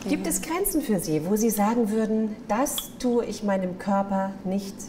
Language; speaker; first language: German; native; German